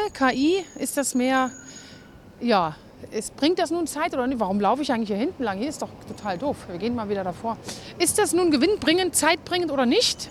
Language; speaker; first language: German; native; German